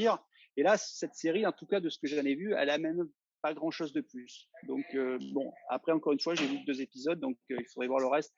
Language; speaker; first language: French; native; French